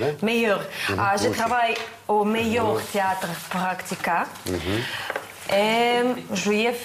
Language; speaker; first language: French; non-native, learner; Russian